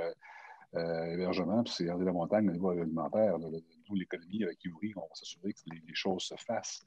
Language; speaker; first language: French; native; French